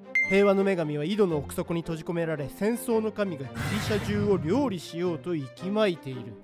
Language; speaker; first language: Japanese; native; Japanese